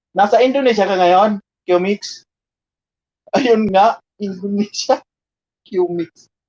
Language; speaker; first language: Filipino; non-native, local second language; Bikol